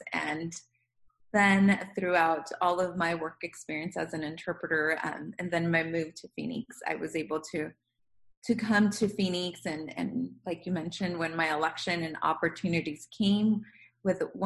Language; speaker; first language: English; non-native, fluent; Spanish